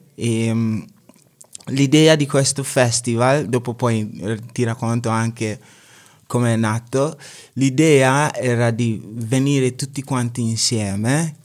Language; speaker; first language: Italian; non-native, fluent; Akan